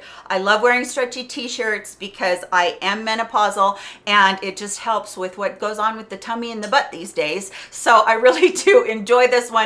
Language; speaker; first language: English; native; English